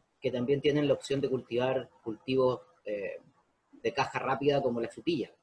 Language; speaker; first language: Spanish; native; Spanish